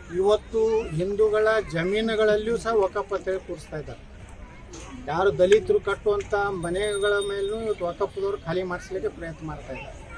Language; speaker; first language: Kannada; native; Kannada